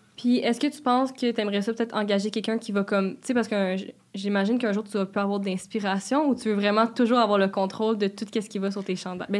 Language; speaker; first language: French; native; French